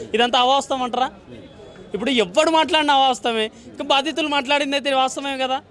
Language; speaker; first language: Telugu; native; Telugu